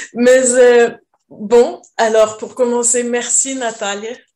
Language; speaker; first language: Portuguese; non-native, fluent; French